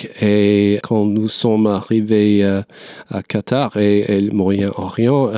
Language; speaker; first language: French; non-native, learner; English